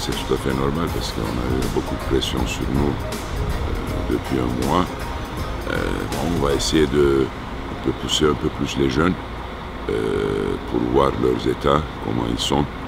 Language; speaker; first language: French; non-native, fluent; Turkish